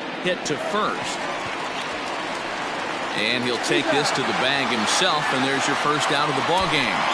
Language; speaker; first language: English; native; English